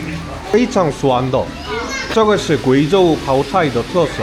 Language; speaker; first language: Chinese; non-native, learner; Korean